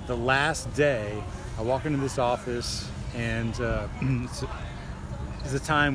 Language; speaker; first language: English; native; English